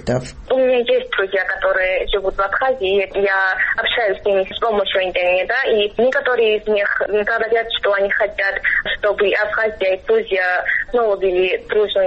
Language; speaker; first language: Russian; non-native, fluent; Georgian